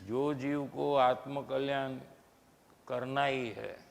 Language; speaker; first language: Hindi; non-native, local second language; Gujarati